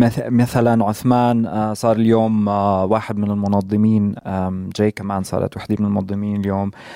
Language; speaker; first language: Arabic; native; Arabic